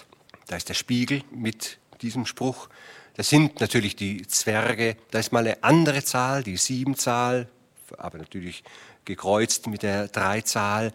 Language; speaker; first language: German; native; German